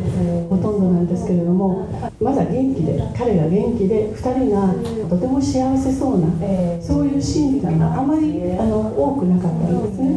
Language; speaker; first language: Japanese; native; Japanese